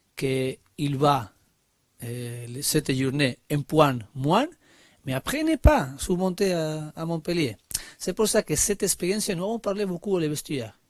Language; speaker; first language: French; non-native, learner; Spanish